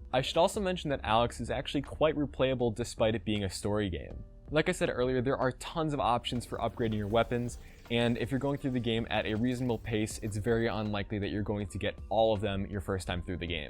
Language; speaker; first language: English; native; English